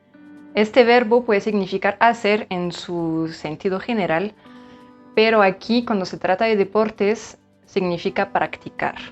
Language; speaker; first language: Spanish; non-native, fluent; French